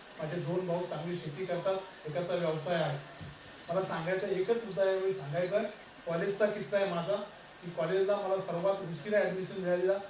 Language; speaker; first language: Marathi; native; Marathi